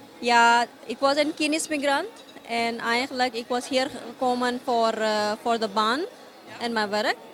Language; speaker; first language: Dutch; non-native, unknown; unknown